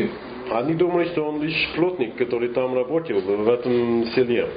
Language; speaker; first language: Russian; non-native, fluent; English